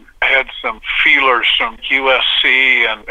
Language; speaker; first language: English; native; English